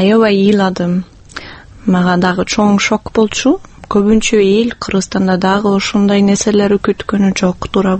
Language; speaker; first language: Kyrgyz; non-native, fluent; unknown